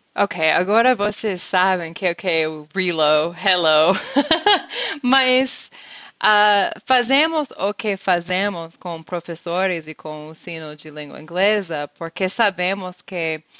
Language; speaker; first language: Portuguese; non-native, fluent; English